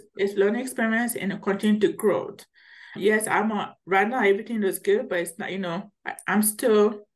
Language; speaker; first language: English; early bilingual, other home language; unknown